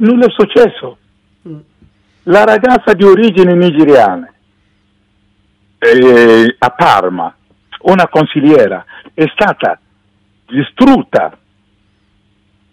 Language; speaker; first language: Italian; non-native, fluent; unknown